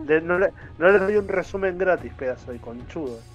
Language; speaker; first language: Spanish; native; Spanish